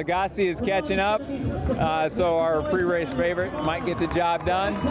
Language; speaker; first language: English; native; English